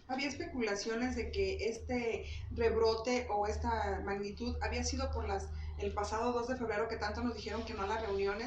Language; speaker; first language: Spanish; native; Spanish